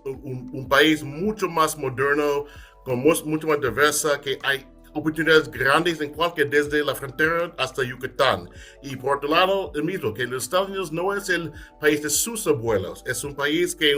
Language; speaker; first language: Spanish; non-native, fluent; English